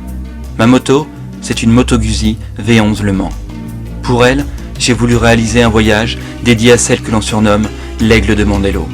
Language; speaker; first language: French; native; French